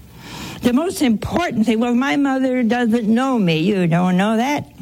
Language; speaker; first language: English; native; English